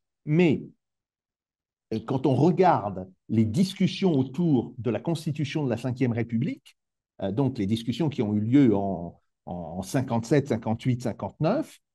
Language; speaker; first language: French; native; French